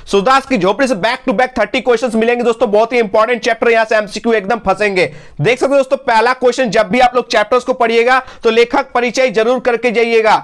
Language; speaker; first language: Hindi; non-native, local second language; Bangla